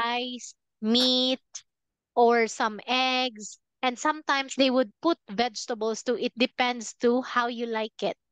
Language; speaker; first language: English; non-native, fluent; Filipino